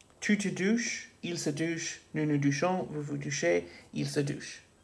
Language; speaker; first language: French; non-native, fluent; English